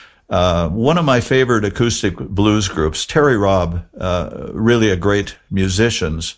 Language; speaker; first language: English; native; English